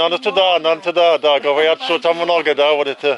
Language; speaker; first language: Russian; non-native, fluent; English